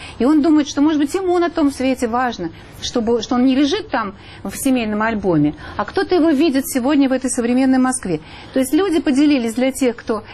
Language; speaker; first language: Russian; native; Russian